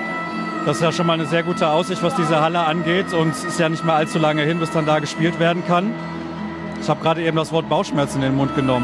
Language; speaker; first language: German; native; German